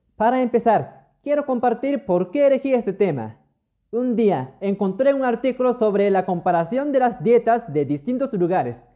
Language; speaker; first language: Spanish; non-native, fluent; Japanese